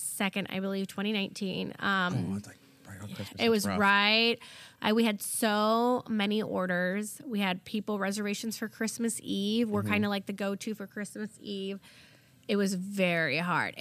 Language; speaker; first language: English; early bilingual, other home language; German